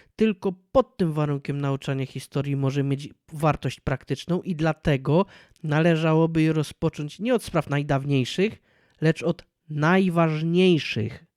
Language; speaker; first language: Polish; native; Polish